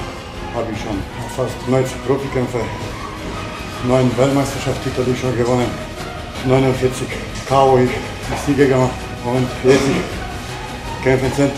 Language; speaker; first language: German; non-native, learner; Polish